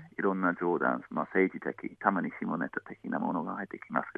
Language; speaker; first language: Japanese; non-native, fluent; English